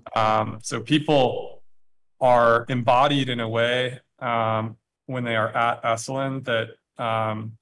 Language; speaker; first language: English; native; English